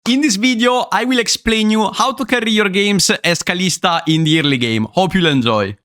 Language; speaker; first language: English; non-native, fluent; Italian